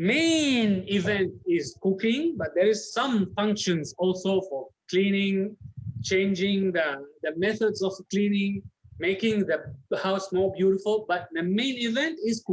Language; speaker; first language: English; non-native, learner; Arabic